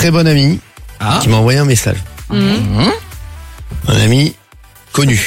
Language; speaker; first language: French; native; French